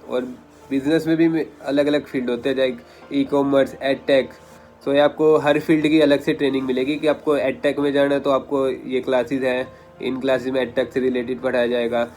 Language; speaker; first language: Hindi; native; Hindi